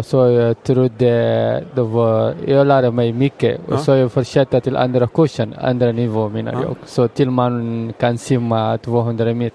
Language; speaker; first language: Swedish; non-native, learner; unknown